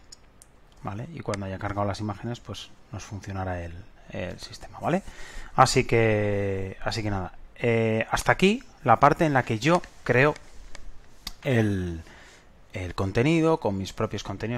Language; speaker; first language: Spanish; native; Spanish